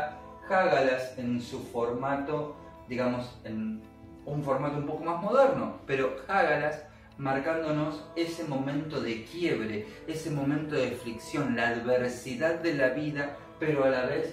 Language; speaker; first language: Spanish; native; Spanish